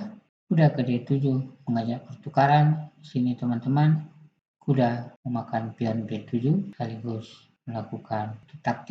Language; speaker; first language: Indonesian; native; Indonesian